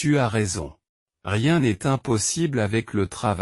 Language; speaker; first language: French; non-native, learner; Indonesian